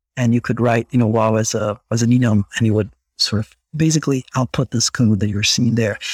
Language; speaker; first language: English; non-native, fluent; Portuguese